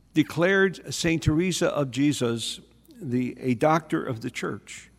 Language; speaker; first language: English; native; English